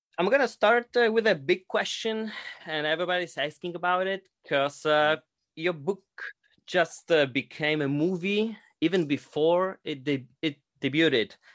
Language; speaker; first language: English; non-native, fluent; Polish